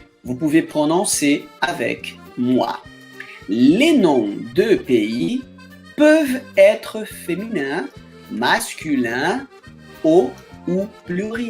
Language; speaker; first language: French; non-native, fluent; Portuguese